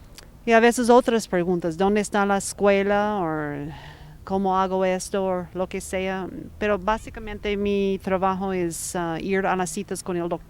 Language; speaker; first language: Spanish; non-native, fluent; English